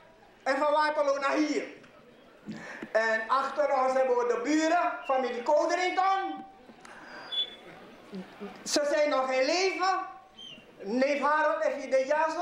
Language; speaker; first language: Dutch; non-native, local second language; Sranan Tongo